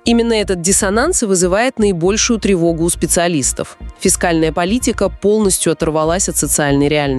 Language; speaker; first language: Russian; native; Russian